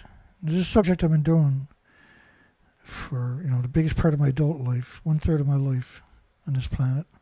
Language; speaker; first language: English; native; English